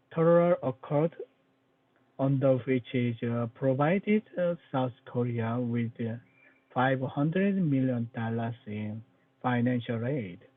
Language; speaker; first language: English; non-native, learner; Korean